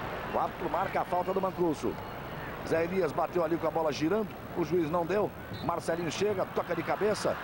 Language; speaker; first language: Portuguese; native; Portuguese